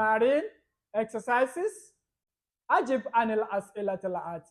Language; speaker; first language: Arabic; non-native, fluent; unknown